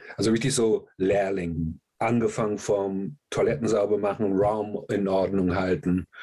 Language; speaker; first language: German; non-native, fluent; English